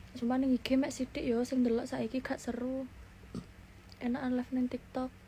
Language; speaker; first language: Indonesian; non-native, local second language; Javanese